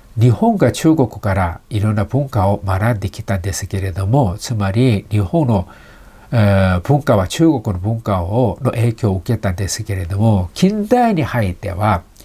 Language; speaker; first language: Japanese; non-native, fluent; Chinese